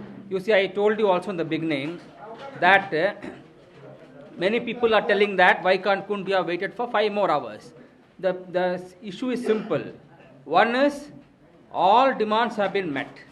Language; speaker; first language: English; non-native, local second language; Tamil